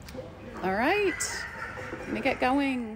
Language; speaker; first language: English; native; English